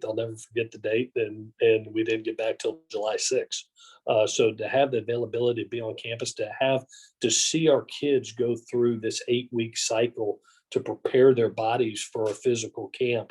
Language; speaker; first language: English; native; English